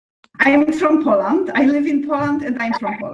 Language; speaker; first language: English; non-native, fluent; Polish